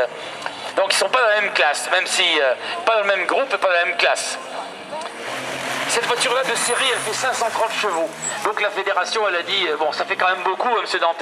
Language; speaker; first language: French; native; French